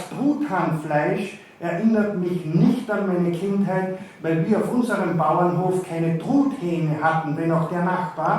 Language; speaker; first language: German; native; German